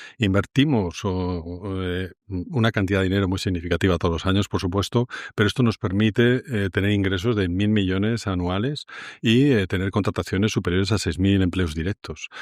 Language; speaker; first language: Spanish; native; Spanish